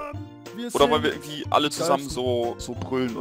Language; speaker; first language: German; native; German